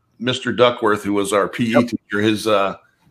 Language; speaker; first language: English; native; English